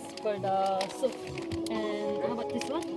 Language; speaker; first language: English; non-native, learner; Korean